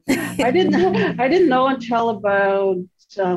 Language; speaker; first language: English; non-native, fluent; Cree